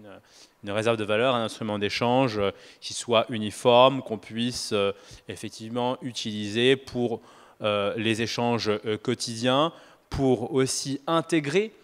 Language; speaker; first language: French; native; French